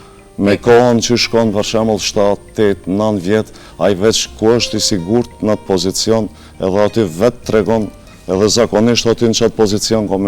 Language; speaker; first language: Albanian; native; Albanian